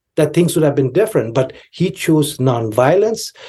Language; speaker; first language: English; non-native, local second language; Tibetan